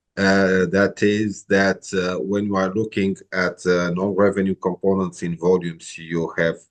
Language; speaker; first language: English; non-native, fluent; Romanian